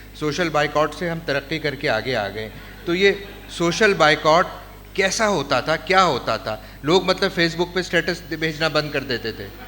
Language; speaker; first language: Urdu; native; Urdu